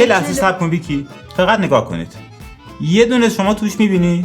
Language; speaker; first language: Persian; native; Persian